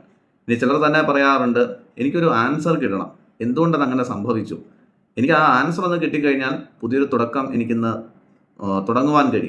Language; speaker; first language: Malayalam; native; Malayalam